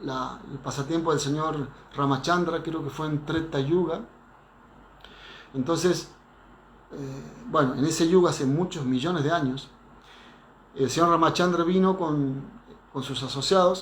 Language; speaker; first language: Spanish; native; Spanish